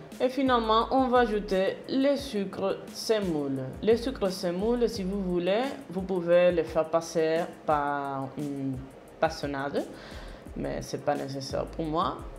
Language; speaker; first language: French; non-native, learner; Spanish